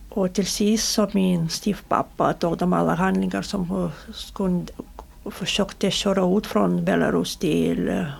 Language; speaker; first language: Swedish; non-native, learner; Russian